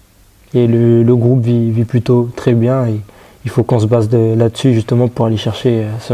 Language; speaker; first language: French; native; French